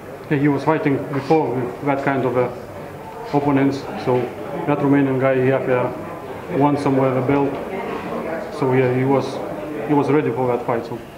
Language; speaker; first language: English; non-native, learner; Russian